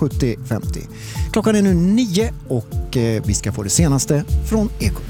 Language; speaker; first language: Swedish; native; Swedish